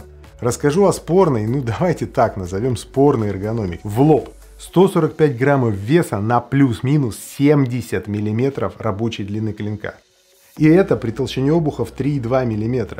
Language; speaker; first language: Russian; native; Russian